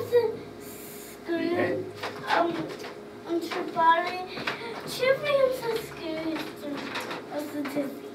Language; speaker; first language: Romanian; early bilingual, heritage; English